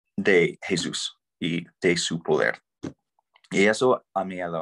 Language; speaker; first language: Spanish; non-native, fluent; English